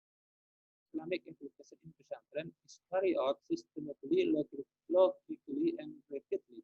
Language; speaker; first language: English; non-native, learner; Indonesian